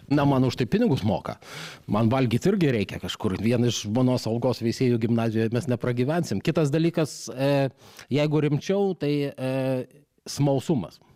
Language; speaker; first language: Lithuanian; native; Lithuanian